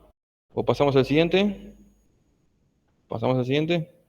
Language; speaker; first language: Spanish; native; Spanish